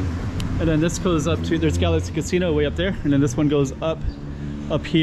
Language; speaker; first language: English; native; English